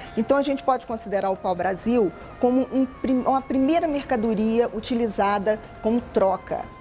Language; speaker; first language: Portuguese; native; Portuguese